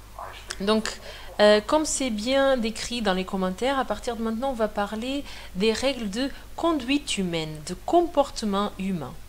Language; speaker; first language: French; non-native, fluent; Portuguese